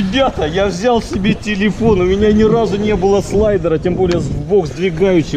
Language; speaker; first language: Russian; native; Russian